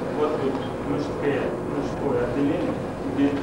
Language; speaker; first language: Russian; non-native, learner; Arabic